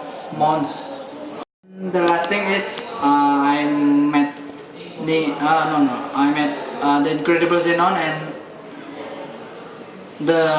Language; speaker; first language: English; non-native, learner; Indonesian